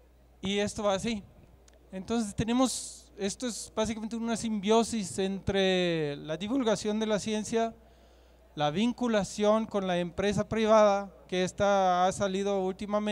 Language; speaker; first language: Spanish; non-native, fluent; German